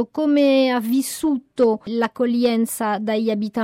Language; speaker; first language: Italian; native; Italian